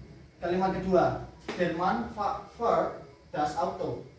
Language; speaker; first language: German; non-native, learner; Indonesian